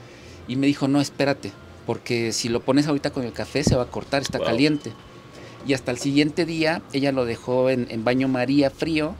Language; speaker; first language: Spanish; native; Spanish